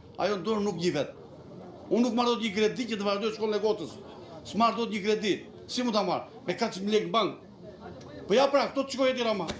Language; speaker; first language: Albanian; native; Albanian